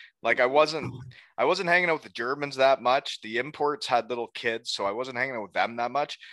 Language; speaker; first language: English; native; English